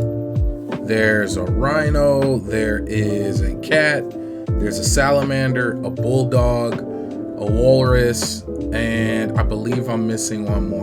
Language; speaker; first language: English; native; English